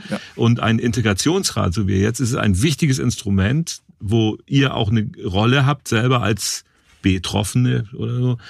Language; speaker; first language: German; native; German